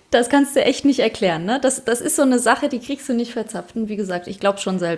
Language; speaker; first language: German; early bilingual, other home language; Russian